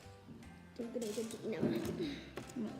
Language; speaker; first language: Welsh; non-native, local second language; English